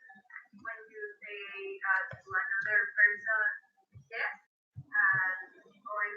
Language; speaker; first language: English; non-native, learner; Spanish